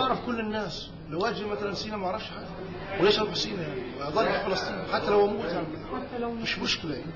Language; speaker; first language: Arabic; native; Arabic